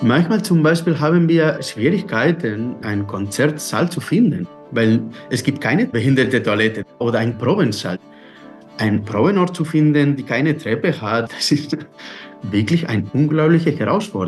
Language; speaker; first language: German; non-native, fluent; Spanish